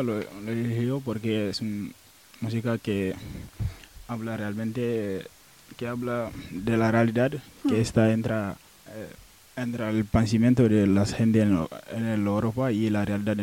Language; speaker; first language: Spanish; non-native, learner; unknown